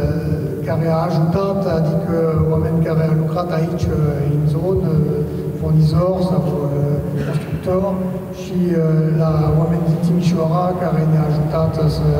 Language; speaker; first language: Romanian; non-native, learner; French